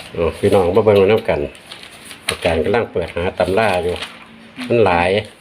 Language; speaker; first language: Thai; native; Thai